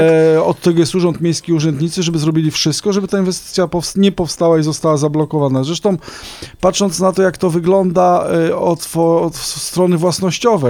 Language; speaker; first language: Polish; native; Polish